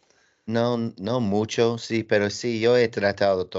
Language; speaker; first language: Spanish; non-native, learner; English